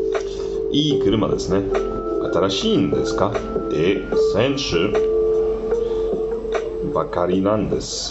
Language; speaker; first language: Japanese; non-native, learner; Catalan